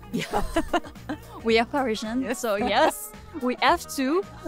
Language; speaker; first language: English; non-native, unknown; French